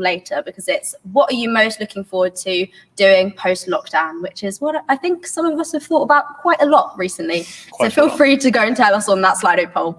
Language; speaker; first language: English; native; English